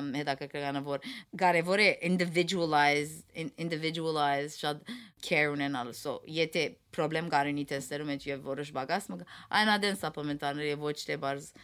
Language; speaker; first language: Armenian; early bilingual, heritage; Armenian